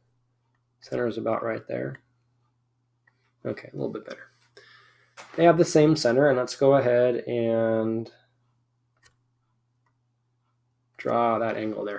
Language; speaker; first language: English; native; English